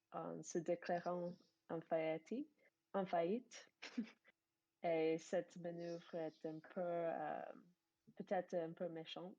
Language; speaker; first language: French; non-native, fluent; English